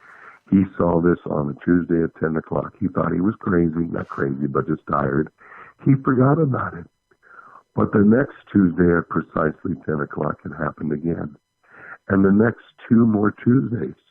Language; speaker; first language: English; native; English